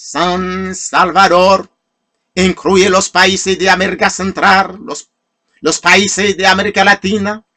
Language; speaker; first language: Spanish; non-native, fluent; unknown